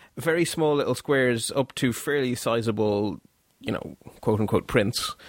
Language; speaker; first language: English; non-native, fluent; Dutch